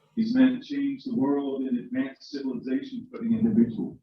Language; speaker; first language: English; native; English